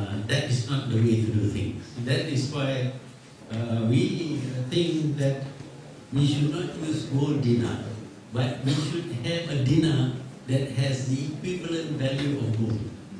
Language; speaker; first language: English; non-native, local second language; Malay